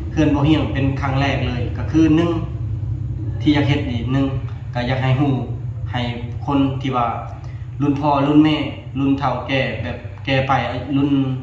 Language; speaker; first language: Lao; non-native, local second language; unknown